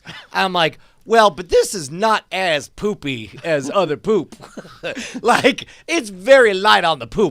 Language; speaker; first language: English; native; English